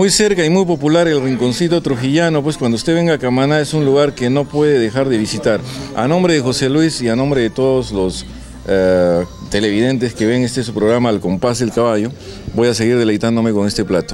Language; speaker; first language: Spanish; native; Spanish